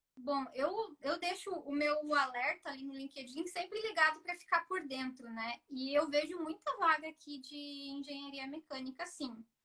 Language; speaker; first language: Portuguese; native; Portuguese